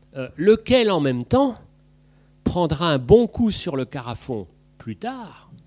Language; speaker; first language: French; native; French